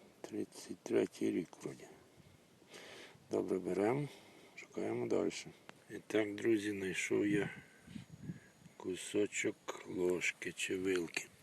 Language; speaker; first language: Ukrainian; native; Ukrainian